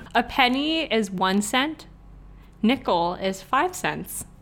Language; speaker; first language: English; non-native, local second language; Cantonese